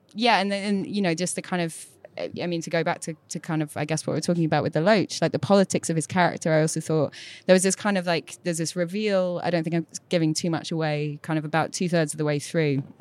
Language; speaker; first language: English; native; English